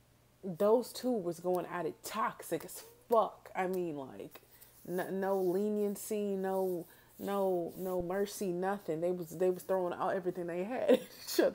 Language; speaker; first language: English; native; English